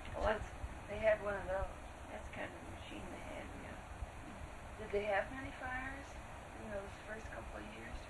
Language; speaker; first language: English; native; English